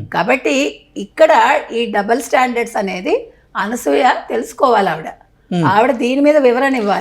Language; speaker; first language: Telugu; native; Telugu